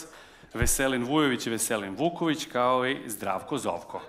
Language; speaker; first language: Serbian; native; Serbian